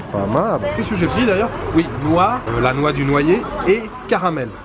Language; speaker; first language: French; native; French